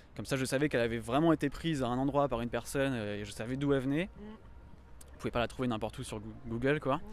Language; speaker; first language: French; native; French